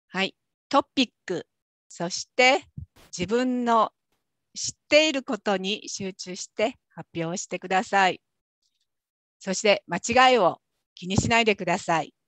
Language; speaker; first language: Japanese; native; Japanese